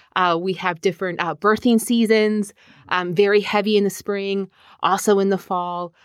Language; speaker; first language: English; native; English